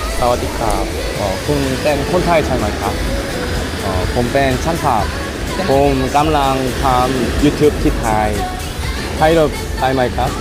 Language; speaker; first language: Thai; non-native, learner; Korean